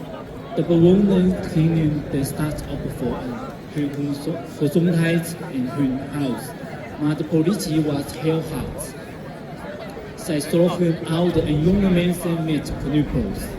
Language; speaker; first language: Dutch; non-native, fluent; Cantonese